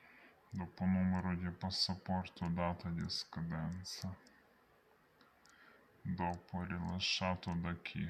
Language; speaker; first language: Italian; non-native, learner; Ukrainian